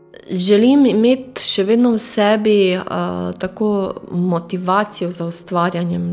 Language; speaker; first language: Slovenian; non-native, fluent; Croatian